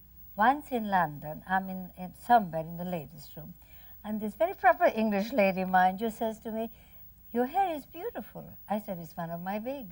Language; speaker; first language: English; non-native, fluent; Hungarian